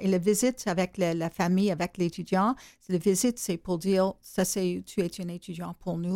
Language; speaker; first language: French; non-native, learner; English